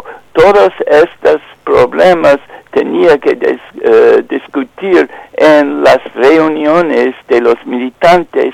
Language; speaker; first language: Spanish; non-native, fluent; English